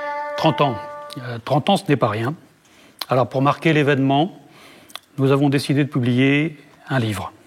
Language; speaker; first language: French; native; French